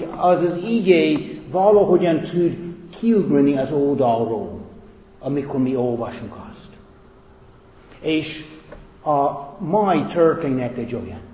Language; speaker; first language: Hungarian; non-native, fluent; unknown